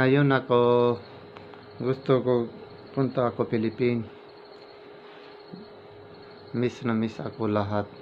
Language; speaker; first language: Filipino; non-native, learner; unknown